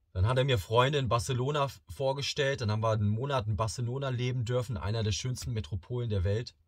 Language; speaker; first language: German; early bilingual, other home language; Bosnian